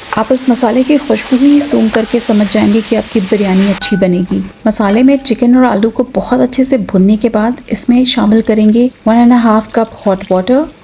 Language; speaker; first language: Urdu; native; Urdu